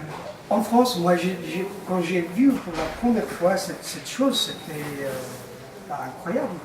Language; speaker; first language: French; non-native, fluent; Persian